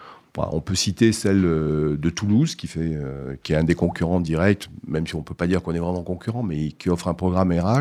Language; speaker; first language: French; native; French